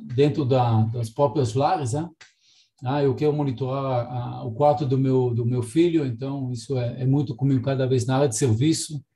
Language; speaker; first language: Portuguese; non-native, fluent; Hebrew